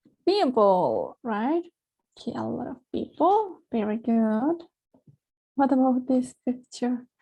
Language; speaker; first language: English; non-native, fluent; Spanish